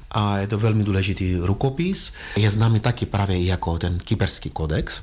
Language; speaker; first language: Czech; non-native, fluent; Greek